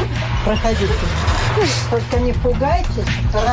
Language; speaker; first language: Russian; native; Russian